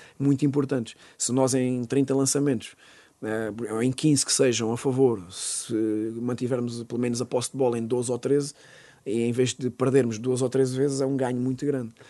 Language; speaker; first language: Portuguese; native; Portuguese